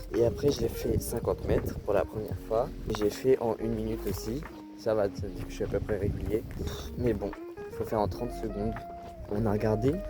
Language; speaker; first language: French; native; French